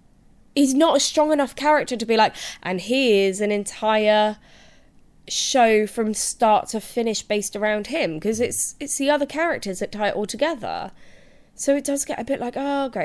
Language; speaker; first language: English; native; English